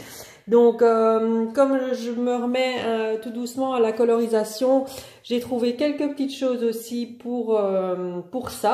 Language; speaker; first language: French; native; French